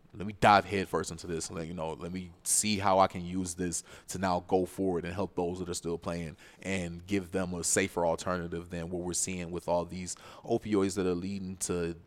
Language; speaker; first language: English; native; English